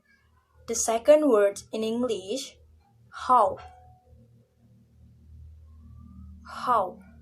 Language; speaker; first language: English; non-native, learner; Indonesian